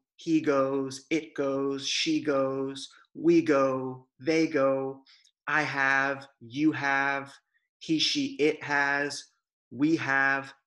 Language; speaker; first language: English; native; English